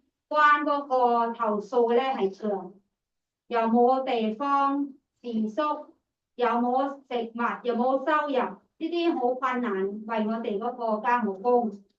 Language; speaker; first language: Cantonese; non-native, fluent; Thai